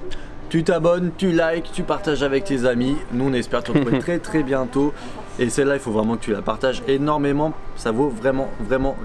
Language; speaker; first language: French; native; French